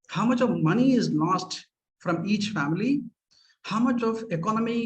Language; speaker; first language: English; non-native, local second language; Kannada